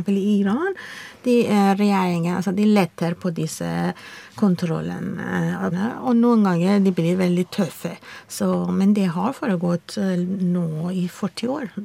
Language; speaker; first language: Norwegian; non-native, fluent; Persian